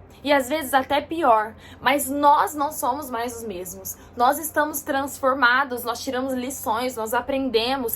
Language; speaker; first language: Portuguese; native; Portuguese